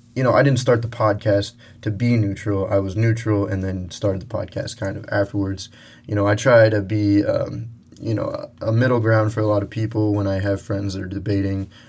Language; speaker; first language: English; native; English